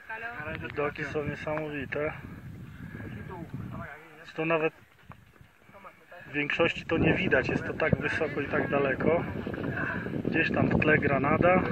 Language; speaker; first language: Polish; native; Polish